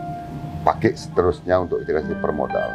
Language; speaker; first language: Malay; non-native, local second language; Balinese